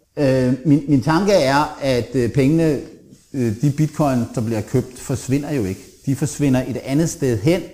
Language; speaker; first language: Danish; native; Danish